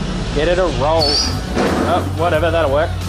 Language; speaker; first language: English; native; English